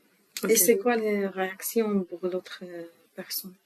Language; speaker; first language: French; non-native, learner; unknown